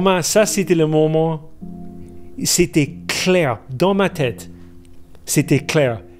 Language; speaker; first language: French; non-native, fluent; English